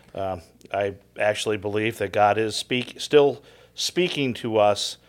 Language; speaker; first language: English; native; English